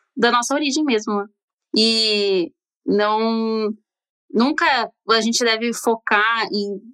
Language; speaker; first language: Portuguese; native; Portuguese